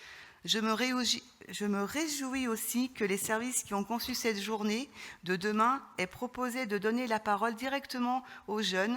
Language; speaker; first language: French; native; French